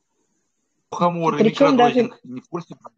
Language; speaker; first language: Russian; native; Russian